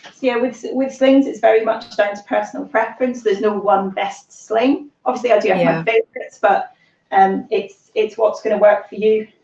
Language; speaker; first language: English; native; English